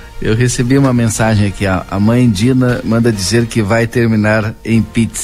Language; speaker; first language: Portuguese; native; Portuguese